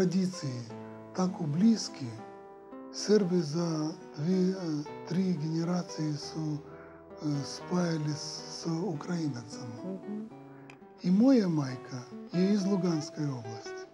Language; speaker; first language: Ukrainian; early bilingual, heritage; Serbian